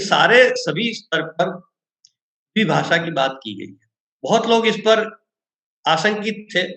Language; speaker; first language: Hindi; non-native, local second language; Gujarati